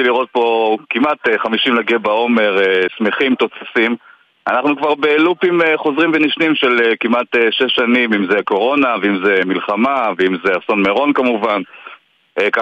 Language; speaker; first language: Hebrew; native; Hebrew